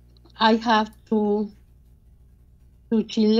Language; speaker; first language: English; non-native, learner; Spanish